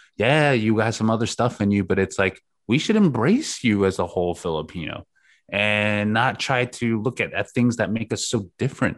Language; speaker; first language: English; native; English